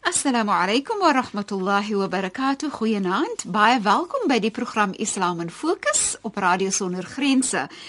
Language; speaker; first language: Afrikaans; native; Afrikaans